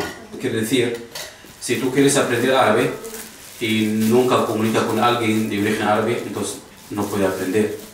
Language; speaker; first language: Spanish; non-native, fluent; Arabic